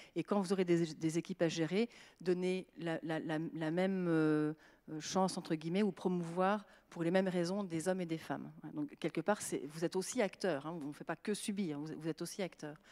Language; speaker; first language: French; native; French